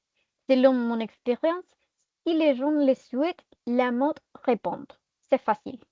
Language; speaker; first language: French; non-native, fluent; Spanish